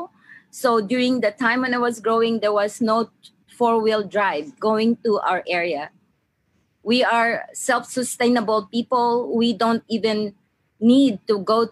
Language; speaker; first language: English; non-native, local second language; Maranao